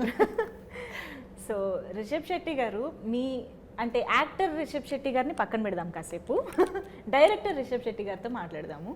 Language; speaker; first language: Telugu; native; Telugu